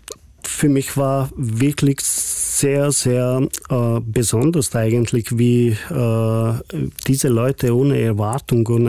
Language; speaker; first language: German; non-native, learner; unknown